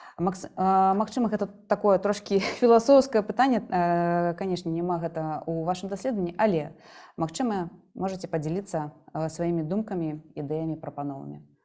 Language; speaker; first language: Belarusian; native; Belarusian